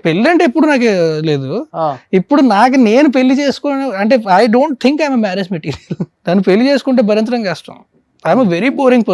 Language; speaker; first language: Telugu; native; Telugu